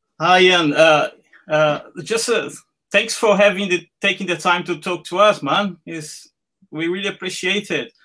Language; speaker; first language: English; non-native, fluent; Portuguese